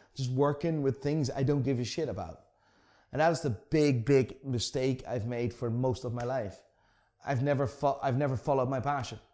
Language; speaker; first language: English; non-native, fluent; Dutch